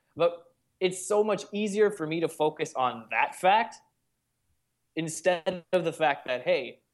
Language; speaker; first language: English; early bilingual, other home language; Hindi